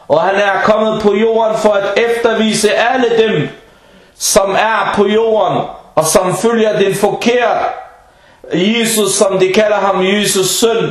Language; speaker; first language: Danish; non-native, fluent; Arabic